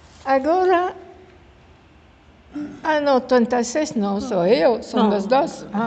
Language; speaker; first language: Spanish; non-native, learner; French